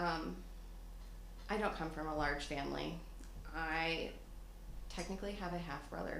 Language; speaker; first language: English; native; English